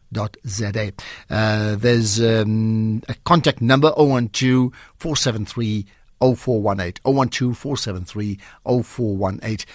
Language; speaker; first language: English; native; English